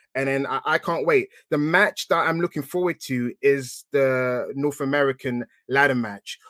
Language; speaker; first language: English; native; English